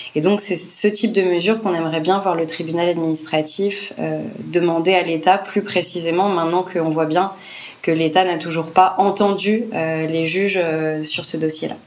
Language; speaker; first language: French; native; French